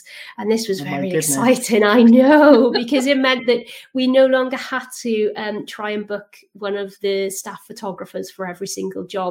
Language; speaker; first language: English; native; English